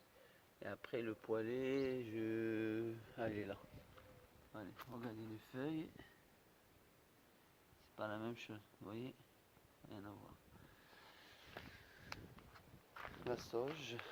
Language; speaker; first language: French; non-native, fluent; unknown